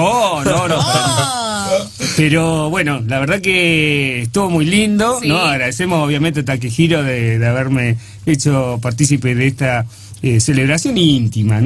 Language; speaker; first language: Spanish; native; Spanish